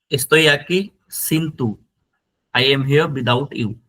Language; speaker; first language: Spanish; non-native, fluent; Hindi